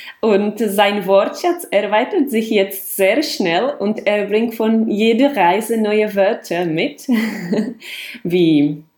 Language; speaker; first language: German; non-native, fluent; Czech